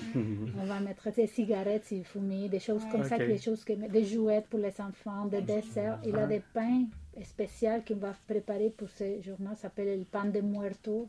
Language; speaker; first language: French; non-native, fluent; Spanish